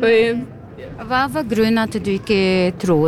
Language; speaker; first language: Norwegian; non-native, fluent; Portuguese